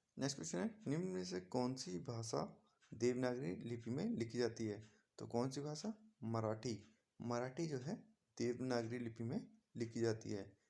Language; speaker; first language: Hindi; native; Hindi